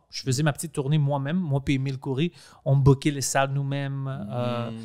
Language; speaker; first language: French; non-native, fluent; Greek